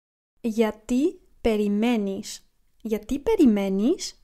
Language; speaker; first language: Greek; non-native, learner; English